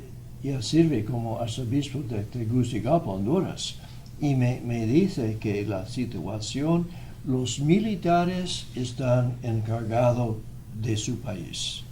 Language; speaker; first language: Spanish; non-native, fluent; English